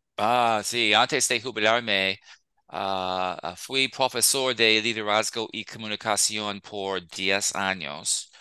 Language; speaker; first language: Spanish; non-native, fluent; English